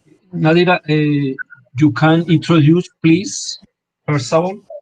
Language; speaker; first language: English; non-native, learner; Spanish